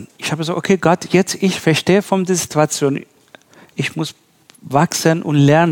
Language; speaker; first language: German; non-native, learner; Persian